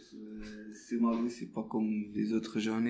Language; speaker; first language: French; non-native, learner; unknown